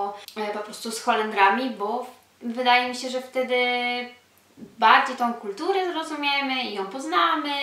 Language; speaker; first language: Polish; early bilingual, heritage; Polish